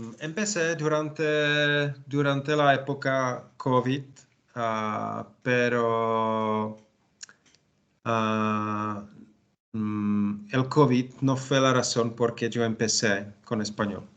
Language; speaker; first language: Spanish; non-native, learner; Czech